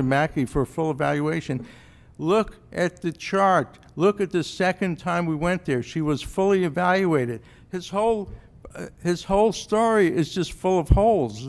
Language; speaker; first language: English; native; English